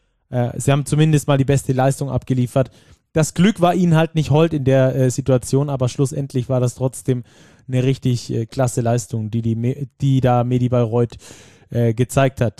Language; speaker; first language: German; native; German